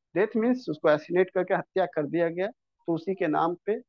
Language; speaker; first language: Hindi; non-native, local second language; Bangla